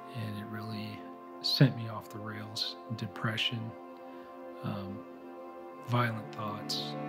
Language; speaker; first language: English; native; English